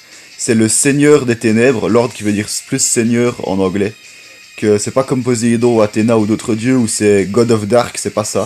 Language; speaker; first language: French; native; French